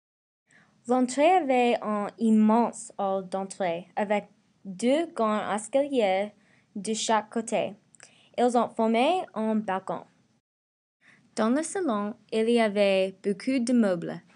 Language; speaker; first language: French; non-native, learner; English